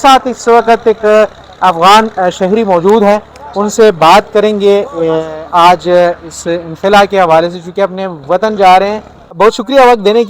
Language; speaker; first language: Urdu; native; Urdu